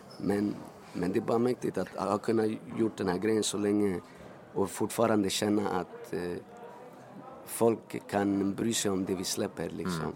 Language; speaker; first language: Swedish; early bilingual, other home language; Spanish